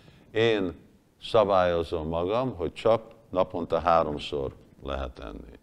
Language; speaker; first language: Hungarian; early bilingual, heritage; Hungarian